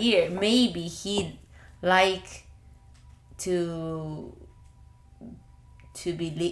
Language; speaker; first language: English; non-native, learner; Japanese